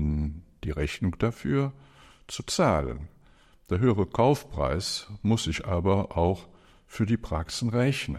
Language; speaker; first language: German; native; German